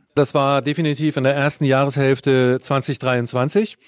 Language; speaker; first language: German; native; German